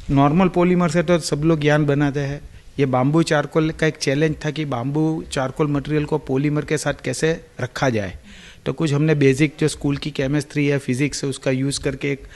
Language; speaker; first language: Hindi; non-native, local second language; Gujarati